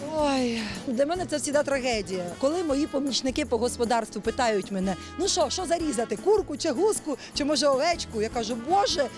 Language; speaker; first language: Ukrainian; native; Ukrainian